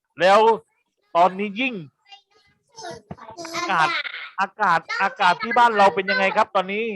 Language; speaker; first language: Thai; native; Thai